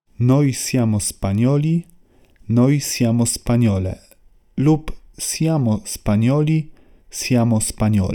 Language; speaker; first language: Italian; non-native, learner; Polish